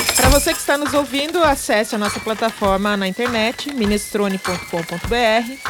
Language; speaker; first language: Portuguese; native; Portuguese